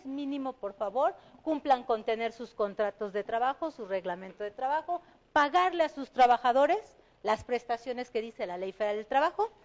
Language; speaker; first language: Spanish; native; Spanish